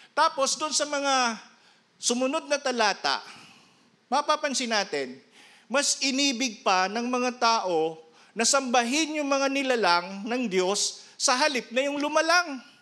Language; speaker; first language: Filipino; non-native, local second language; Bikol